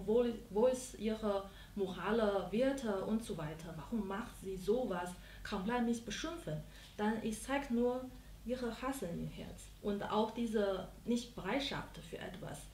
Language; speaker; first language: German; non-native, learner; Chinese